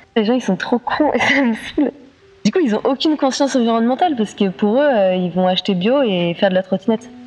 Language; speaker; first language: French; native; French